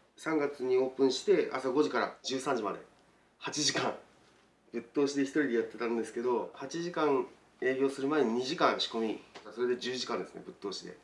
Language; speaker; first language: Japanese; native; Japanese